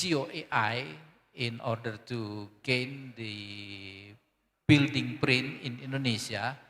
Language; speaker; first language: English; non-native, learner; Indonesian